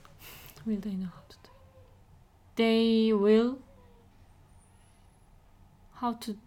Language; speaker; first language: English; non-native, learner; Korean